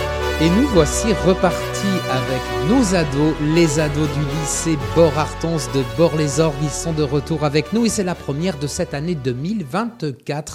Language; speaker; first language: French; native; French